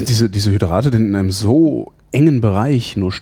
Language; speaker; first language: German; native; German